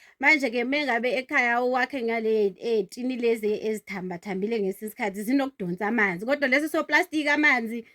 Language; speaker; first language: Zulu; native; Zulu